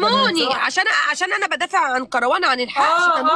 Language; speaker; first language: Arabic; native; Arabic